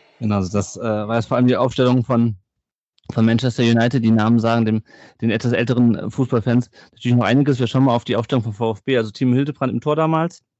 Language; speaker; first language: German; native; German